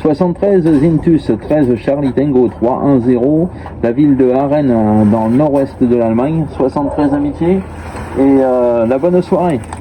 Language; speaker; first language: French; native; French